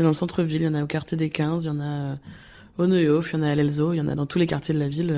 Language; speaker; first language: French; native; French